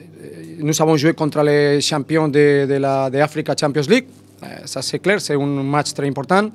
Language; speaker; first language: French; non-native, learner; Spanish